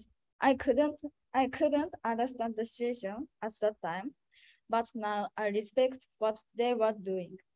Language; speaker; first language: English; non-native, learner; Japanese